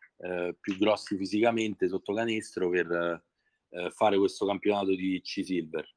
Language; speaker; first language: Italian; native; Italian